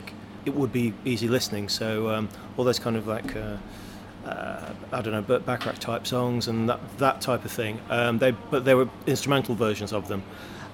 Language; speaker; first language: English; native; English